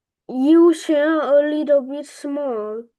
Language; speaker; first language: English; non-native, learner; Vietnamese